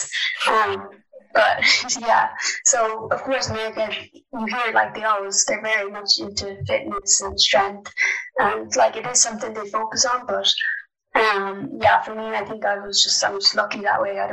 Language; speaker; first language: English; native; English